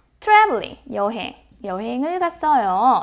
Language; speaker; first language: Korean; non-native, fluent; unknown